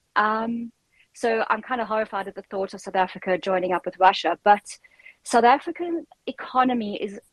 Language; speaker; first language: English; native; English